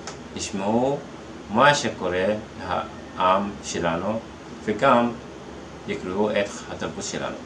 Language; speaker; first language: Hebrew; non-native, fluent; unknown